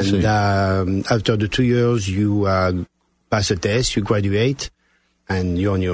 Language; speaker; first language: English; non-native, fluent; French